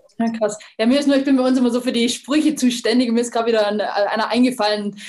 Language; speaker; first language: German; native; German